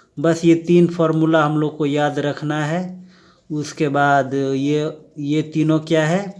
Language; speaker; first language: Hindi; native; Hindi